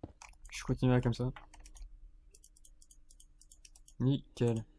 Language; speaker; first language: French; native; French